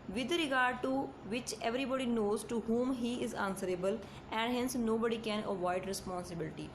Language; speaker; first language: English; non-native, local second language; Punjabi